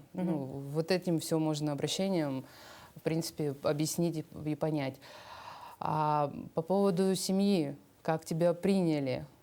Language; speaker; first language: Russian; native; Russian